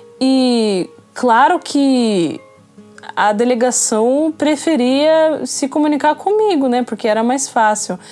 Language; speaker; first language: Portuguese; non-native, fluent; Russian